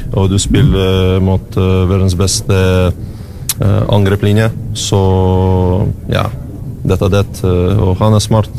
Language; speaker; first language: Norwegian; non-native, learner; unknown